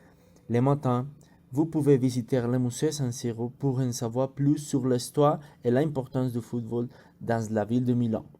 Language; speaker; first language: French; non-native, learner; Spanish